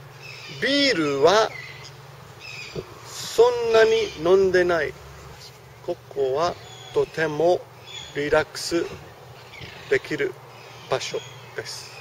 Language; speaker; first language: Japanese; non-native, fluent; English